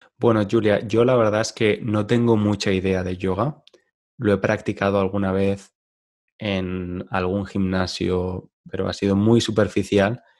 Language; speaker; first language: Spanish; native; Spanish